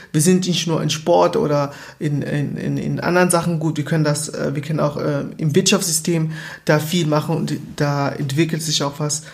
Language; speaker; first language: German; early bilingual, other home language; Portuguese